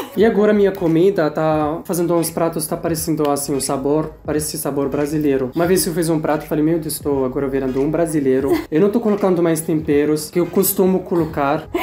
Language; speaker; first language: Portuguese; non-native, fluent; Arabic